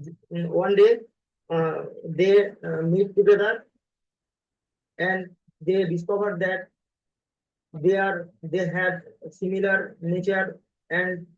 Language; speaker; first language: English; non-native, learner; Bangla